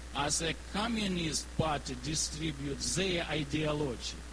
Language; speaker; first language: English; non-native, learner; Ukrainian